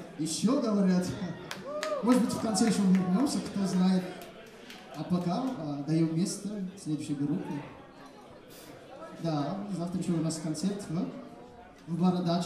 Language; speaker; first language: Russian; non-native, fluent; Malagasy